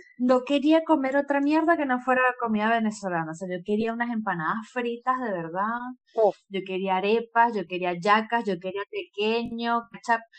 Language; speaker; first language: Spanish; native; Spanish